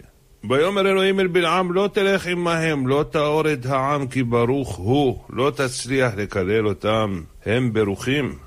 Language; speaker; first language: Hebrew; native; Hebrew